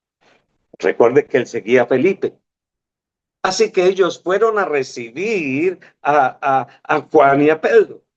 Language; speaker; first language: Spanish; native; Spanish